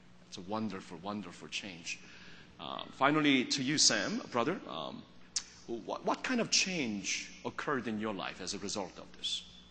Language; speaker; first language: English; early bilingual, other home language; Korean